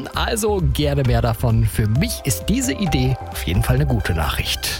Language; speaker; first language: German; native; German